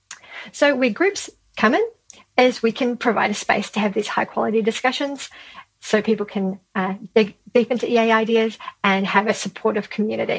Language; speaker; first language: English; native; English